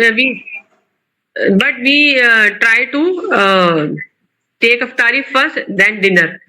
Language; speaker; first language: English; non-native, local second language; Urdu